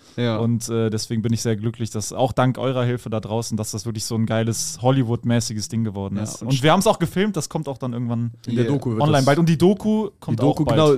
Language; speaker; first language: German; native; German